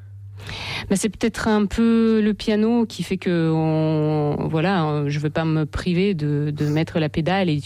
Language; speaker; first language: French; non-native, fluent; Russian